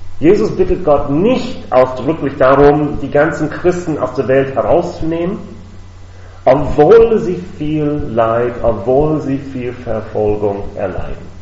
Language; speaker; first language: German; non-native, fluent; English